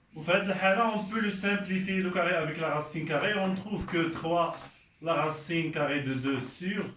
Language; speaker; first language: French; non-native, local second language; Arabic